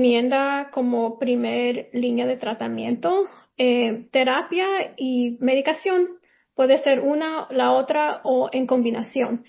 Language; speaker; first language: Spanish; early bilingual, heritage; Spanish